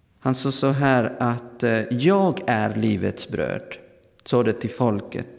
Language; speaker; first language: Swedish; non-native, fluent; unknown